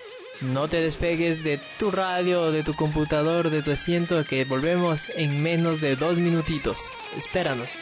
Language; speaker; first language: Spanish; native; Spanish